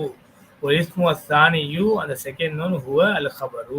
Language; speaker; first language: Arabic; non-native, fluent; Tamil